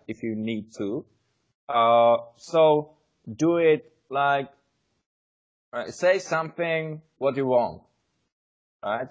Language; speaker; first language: English; non-native, learner; Czech